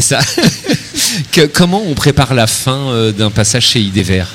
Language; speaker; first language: French; native; French